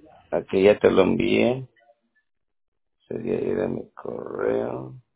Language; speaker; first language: Spanish; native; Spanish